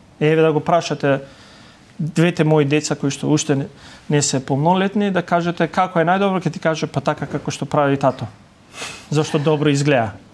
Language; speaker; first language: Macedonian; non-native, local second language; Albanian